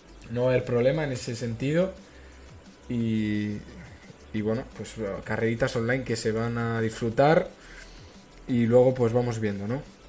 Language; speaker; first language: Spanish; native; Spanish